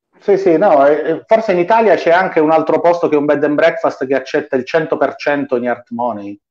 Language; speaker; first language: Italian; native; Italian